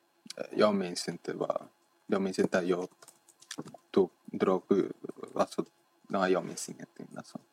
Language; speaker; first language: Swedish; non-native, fluent; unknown